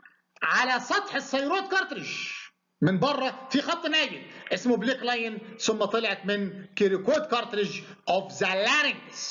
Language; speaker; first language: Arabic; native; Arabic